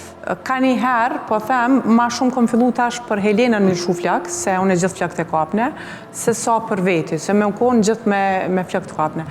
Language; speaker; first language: Albanian; native; Albanian